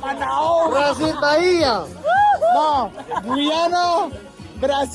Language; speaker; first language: Portuguese; non-native, learner; French